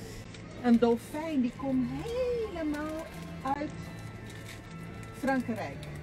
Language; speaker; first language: Dutch; non-native, fluent; Portuguese